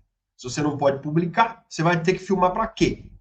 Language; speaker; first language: Portuguese; native; Portuguese